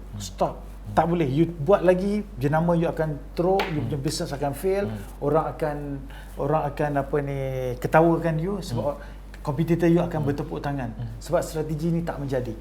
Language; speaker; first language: Malay; native; Malay